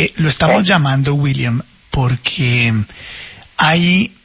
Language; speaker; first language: Spanish; native; Spanish